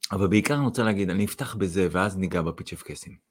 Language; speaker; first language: Hebrew; non-native, fluent; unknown